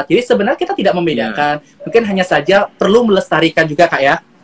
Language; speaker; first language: Indonesian; native; Indonesian